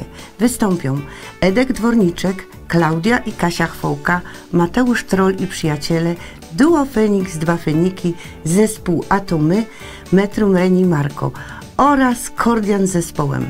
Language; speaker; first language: Polish; native; Polish